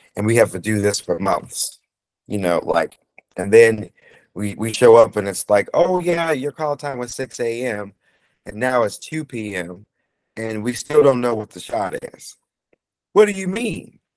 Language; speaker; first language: English; native; English